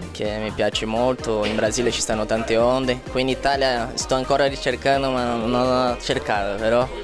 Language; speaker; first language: Italian; non-native, fluent; Portuguese